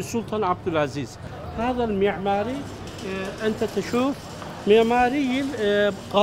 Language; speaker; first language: Arabic; non-native, fluent; Turkish